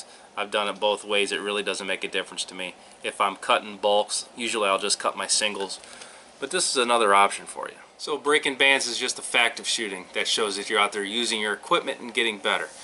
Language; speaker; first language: English; native; English